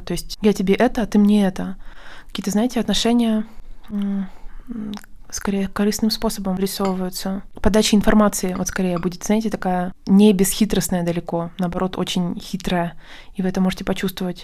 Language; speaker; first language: Russian; native; Russian